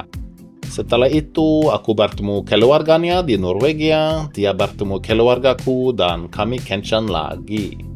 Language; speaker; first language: Indonesian; non-native, fluent; Norwegian